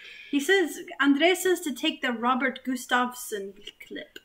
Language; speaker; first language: English; native; English